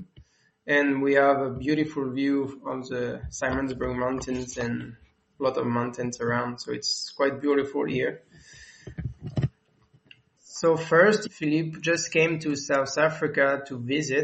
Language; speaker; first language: English; non-native, fluent; French